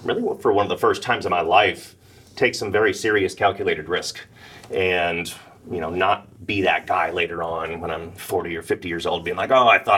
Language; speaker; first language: English; native; English